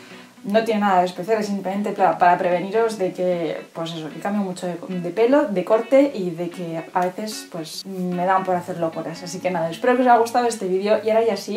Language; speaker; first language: Spanish; native; Spanish